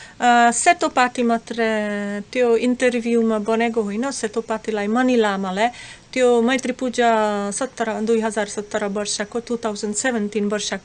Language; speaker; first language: Nepali; non-native, fluent; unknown